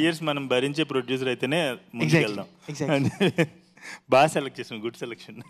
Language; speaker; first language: Telugu; native; Telugu